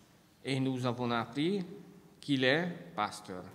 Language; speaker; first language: French; non-native, fluent; Hungarian